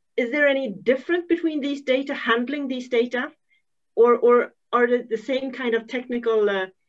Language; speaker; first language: English; non-native, fluent; Swedish